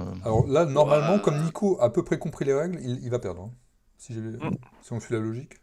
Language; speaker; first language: French; native; French